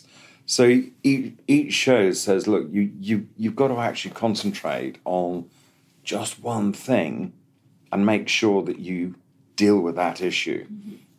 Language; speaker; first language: English; native; English